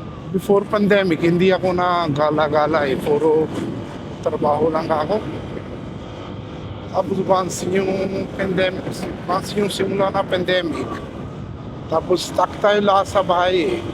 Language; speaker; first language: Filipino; non-native, learner; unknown